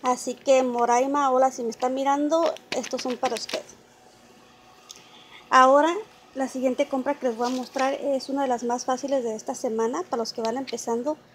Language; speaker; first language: Spanish; native; Spanish